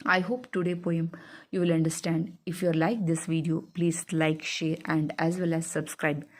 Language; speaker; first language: English; non-native, local second language; Kannada